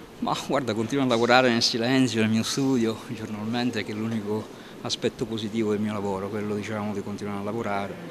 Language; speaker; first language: Italian; native; Italian